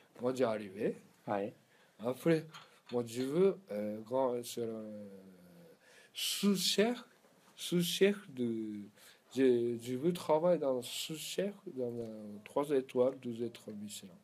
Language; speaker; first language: French; non-native, learner; Japanese